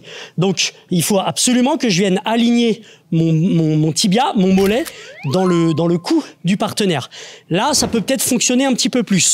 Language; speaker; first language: French; native; French